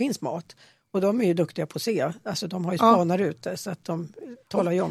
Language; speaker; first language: Swedish; native; Swedish